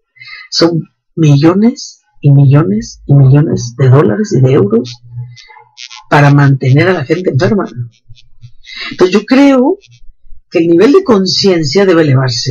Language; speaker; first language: Spanish; native; Spanish